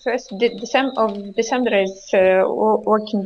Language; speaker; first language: English; non-native, learner; Russian